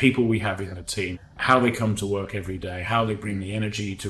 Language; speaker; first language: English; native; English